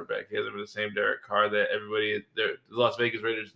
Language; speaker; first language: English; native; English